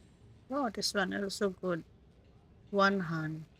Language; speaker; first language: English; non-native, learner; Filipino